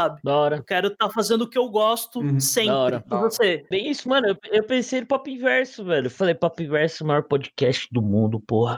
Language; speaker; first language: Portuguese; native; Portuguese